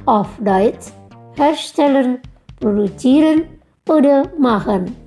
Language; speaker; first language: German; non-native, fluent; Indonesian